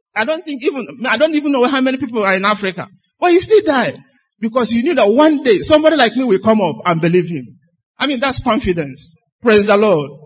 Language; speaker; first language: English; non-native, local second language; Igbo